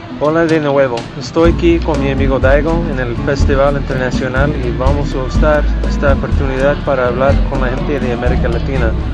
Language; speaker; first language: Spanish; non-native, learner; English